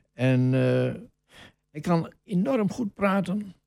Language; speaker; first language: Dutch; native; Dutch